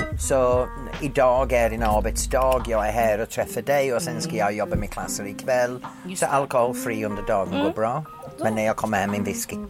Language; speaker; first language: Swedish; non-native, fluent; English